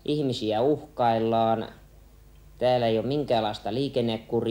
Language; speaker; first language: Finnish; native; Finnish